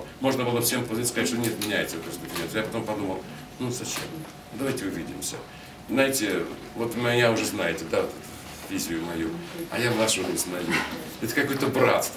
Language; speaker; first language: Russian; native; Russian